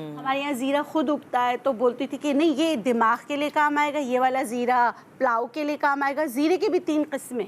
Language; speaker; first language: Urdu; non-native, local second language; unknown